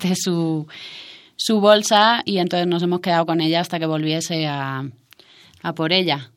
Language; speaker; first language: Spanish; native; Spanish